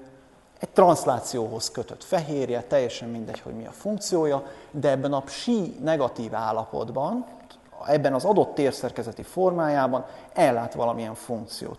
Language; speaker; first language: Hungarian; native; Hungarian